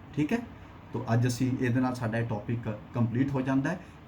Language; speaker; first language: Hindi; non-native, local second language; Punjabi